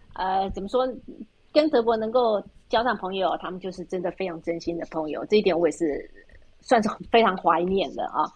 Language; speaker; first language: Chinese; native; Chinese